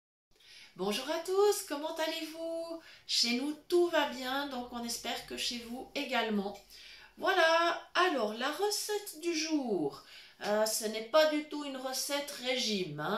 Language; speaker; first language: French; native; French